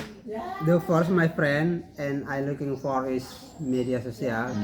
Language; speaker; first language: English; non-native, learner; Indonesian